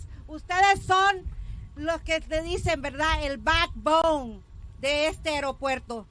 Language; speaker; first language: Spanish; early bilingual, heritage; Spanish